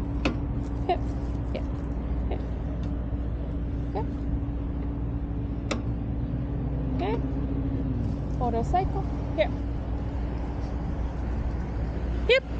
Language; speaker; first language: English; non-native, fluent; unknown